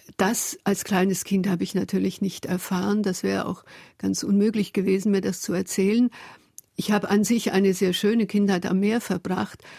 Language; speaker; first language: German; early bilingual, other home language; Hungarian